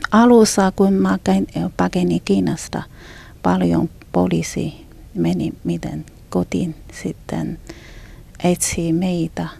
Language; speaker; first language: Finnish; non-native, learner; Chinese